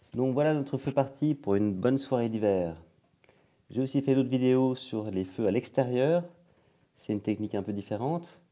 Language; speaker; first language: French; native; French